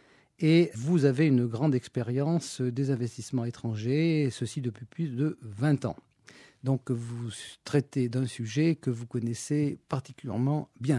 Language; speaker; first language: French; native; French